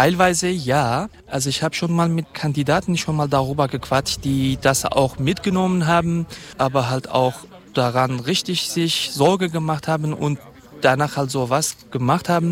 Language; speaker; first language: German; non-native, fluent; Kurdish